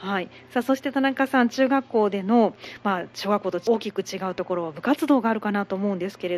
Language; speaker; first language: Japanese; native; Japanese